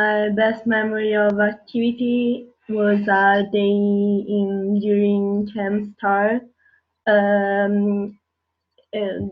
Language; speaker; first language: English; non-native, learner; Italian